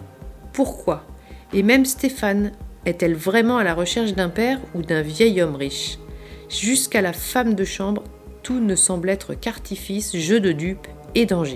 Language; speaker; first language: French; native; French